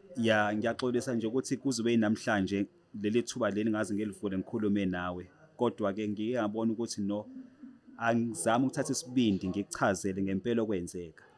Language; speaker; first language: Zulu; native; Zulu